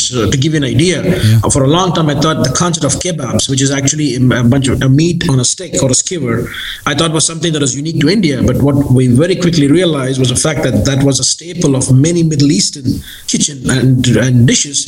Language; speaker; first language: English; non-native, local second language; Tamil